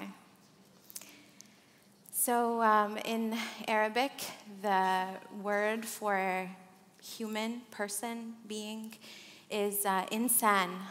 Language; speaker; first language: English; early bilingual, other home language; Arabic